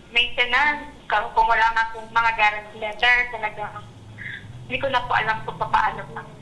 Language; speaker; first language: Filipino; native; Filipino